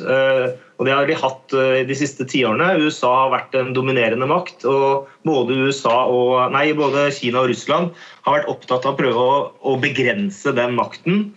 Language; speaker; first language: Norwegian; native; Norwegian